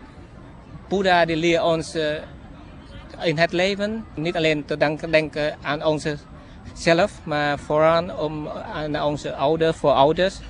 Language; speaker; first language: Dutch; non-native, learner; Vietnamese